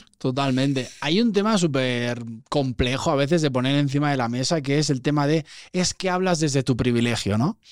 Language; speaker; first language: Spanish; native; Spanish